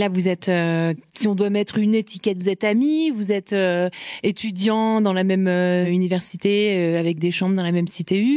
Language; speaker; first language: French; native; French